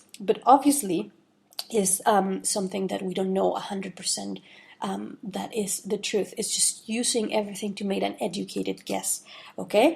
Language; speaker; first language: English; non-native, fluent; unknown